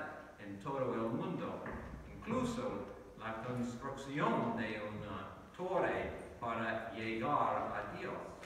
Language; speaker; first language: Spanish; non-native, learner; English